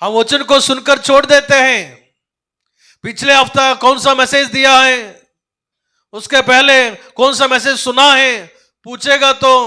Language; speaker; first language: Hindi; non-native, local second language; Telugu